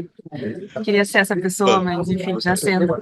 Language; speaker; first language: Portuguese; native; Portuguese